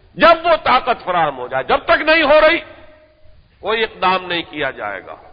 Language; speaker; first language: Urdu; native; Urdu